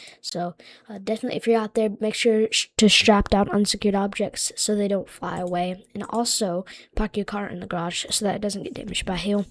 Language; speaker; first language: English; native; English